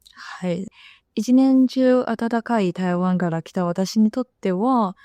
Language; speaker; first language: Japanese; non-native, fluent; Chinese